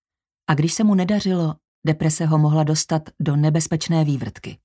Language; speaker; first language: Czech; native; Czech